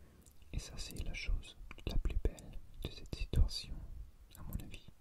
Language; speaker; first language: French; non-native, learner; English